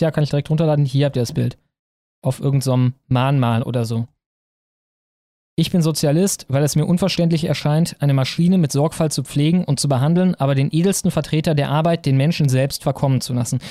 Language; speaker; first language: German; native; German